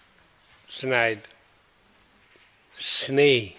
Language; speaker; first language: German; non-native, learner; Hindi